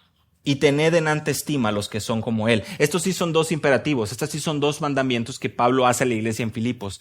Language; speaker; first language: Spanish; native; Spanish